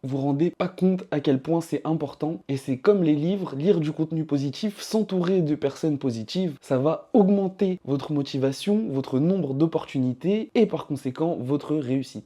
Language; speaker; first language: French; native; French